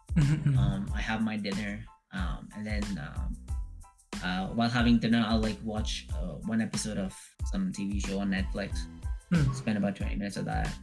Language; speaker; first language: English; early bilingual, other home language; Hindi